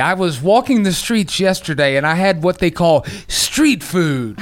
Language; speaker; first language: English; native; English